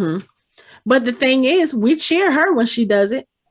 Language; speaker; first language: English; native; English